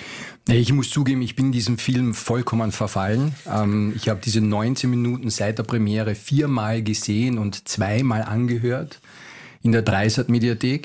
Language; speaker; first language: German; native; German